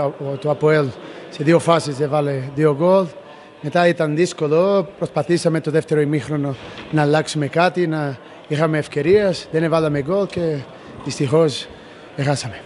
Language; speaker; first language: Greek; non-native, learner; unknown